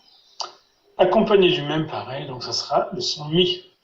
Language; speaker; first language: French; non-native, fluent; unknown